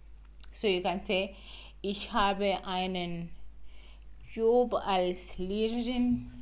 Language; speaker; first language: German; non-native, learner; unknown